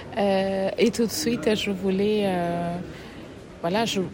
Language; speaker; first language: French; non-native, fluent; Portuguese